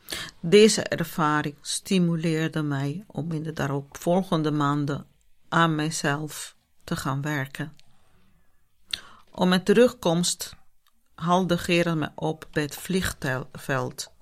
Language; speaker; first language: Dutch; non-native, fluent; Italian